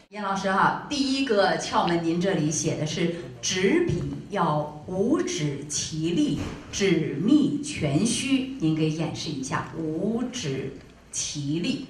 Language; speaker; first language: Chinese; native; Chinese